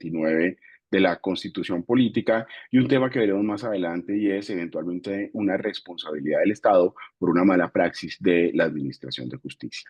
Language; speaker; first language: Spanish; native; Spanish